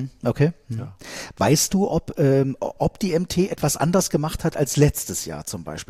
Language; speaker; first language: German; native; German